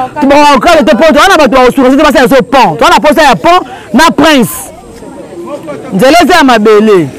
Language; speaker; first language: Lingala; non-native, local second language; Kongo